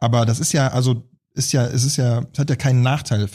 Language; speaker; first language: German; native; German